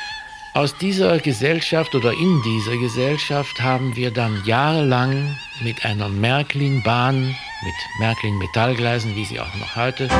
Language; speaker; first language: German; native; German